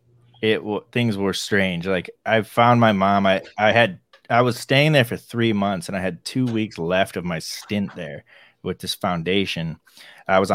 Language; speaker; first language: English; native; English